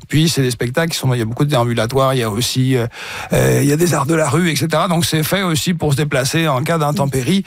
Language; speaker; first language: French; native; French